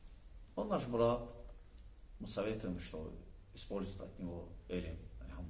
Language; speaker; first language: Russian; non-native, learner; Azerbaijani